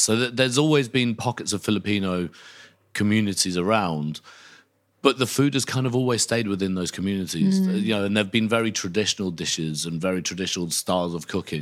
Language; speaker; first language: English; native; English